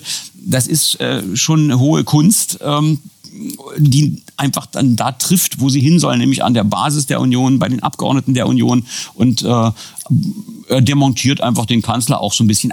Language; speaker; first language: German; native; German